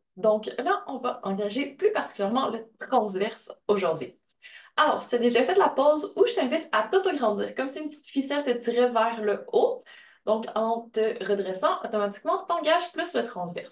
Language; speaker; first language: French; native; French